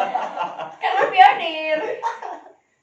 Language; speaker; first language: Indonesian; native; Indonesian